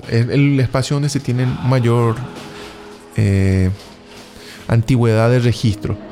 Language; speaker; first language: Spanish; native; Spanish